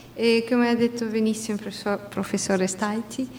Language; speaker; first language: Italian; non-native, fluent; Portuguese